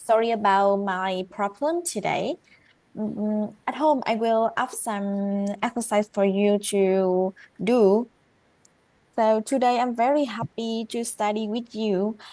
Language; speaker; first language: English; non-native, learner; Vietnamese